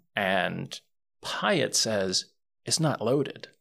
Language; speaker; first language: English; early bilingual, other home language; Spanish